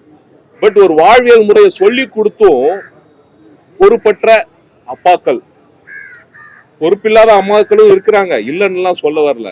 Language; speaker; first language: Tamil; native; Tamil